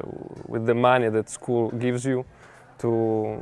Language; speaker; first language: English; non-native, fluent; Italian